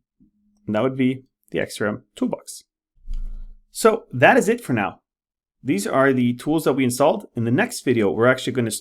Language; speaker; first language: English; non-native, fluent; Norwegian